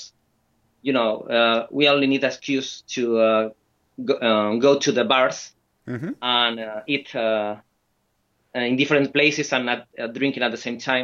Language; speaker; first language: English; non-native, fluent; Spanish